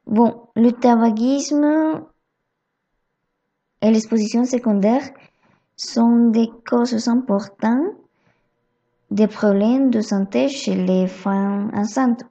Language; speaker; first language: French; non-native, learner; Spanish